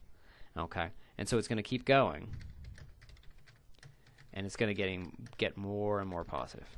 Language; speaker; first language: English; native; English